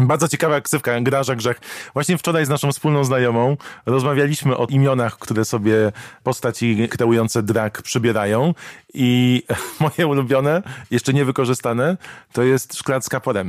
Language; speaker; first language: Polish; native; Polish